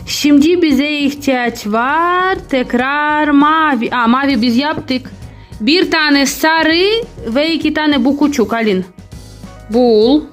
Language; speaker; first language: Turkish; non-native, learner; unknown